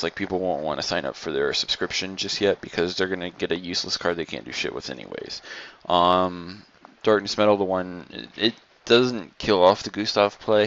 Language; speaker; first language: English; native; English